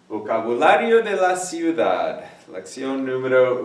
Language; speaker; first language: Spanish; non-native, fluent; English